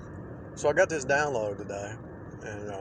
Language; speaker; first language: English; native; English